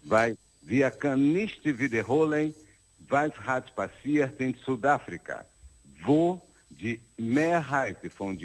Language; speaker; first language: German; non-native, learner; Portuguese